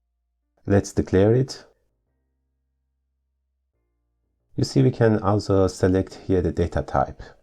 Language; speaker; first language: English; non-native, fluent; Persian